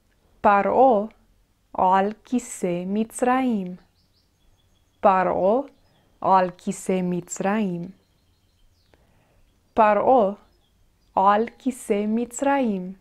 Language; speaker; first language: Hebrew; non-native, fluent; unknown